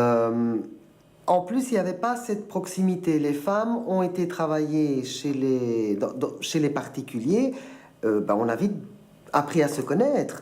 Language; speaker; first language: French; early bilingual, other home language; Spanish